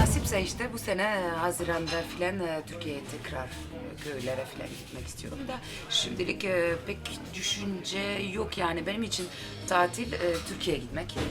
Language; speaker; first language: Turkish; early bilingual, heritage; Turkish